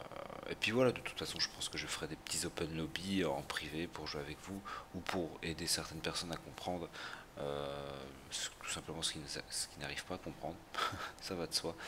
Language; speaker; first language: French; native; French